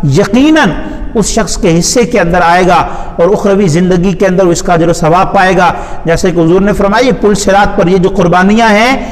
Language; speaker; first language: Urdu; non-native, local second language; Punjabi